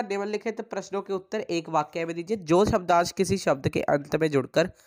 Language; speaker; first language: Hindi; non-native, local second language; Punjabi